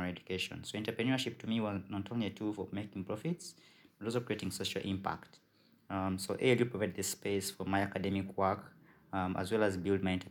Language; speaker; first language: English; non-native, local second language; Ganda